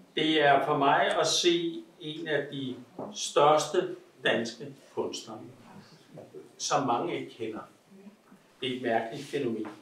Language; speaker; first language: Danish; native; Danish